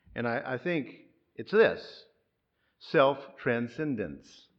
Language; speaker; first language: English; native; English